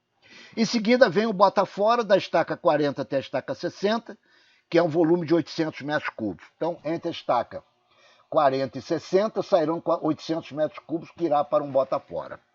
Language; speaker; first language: Portuguese; native; Portuguese